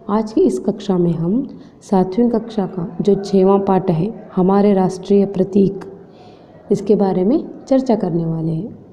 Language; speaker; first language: Hindi; non-native, local second language; Kannada